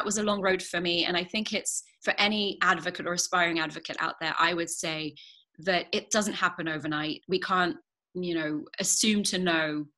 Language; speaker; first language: English; native; English